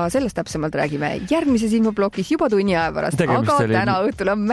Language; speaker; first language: Estonian; native; Estonian